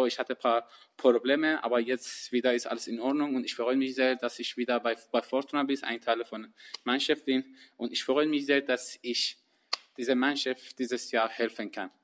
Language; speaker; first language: German; non-native, learner; Persian